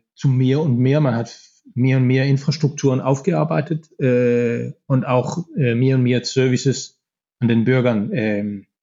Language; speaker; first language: German; non-native, fluent; Danish